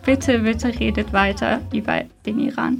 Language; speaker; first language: German; non-native, fluent; Persian